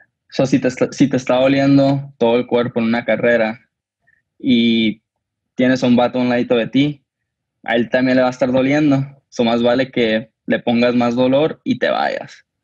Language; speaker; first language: Spanish; early bilingual, heritage; Spanish